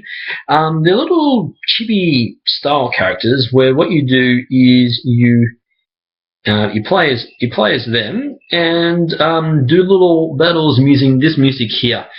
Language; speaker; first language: English; native; English